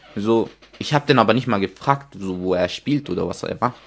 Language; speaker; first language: German; non-native, fluent; Arabic